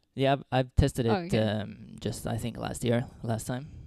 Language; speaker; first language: English; non-native, fluent; Finnish